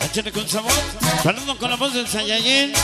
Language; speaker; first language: Spanish; native; Spanish